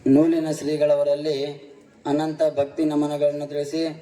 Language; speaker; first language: Kannada; non-native, fluent; Telugu